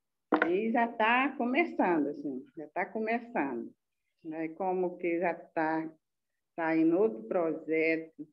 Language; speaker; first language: Portuguese; non-native, local second language; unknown